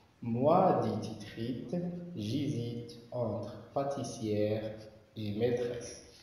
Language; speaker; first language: French; non-native, local second language; Arabic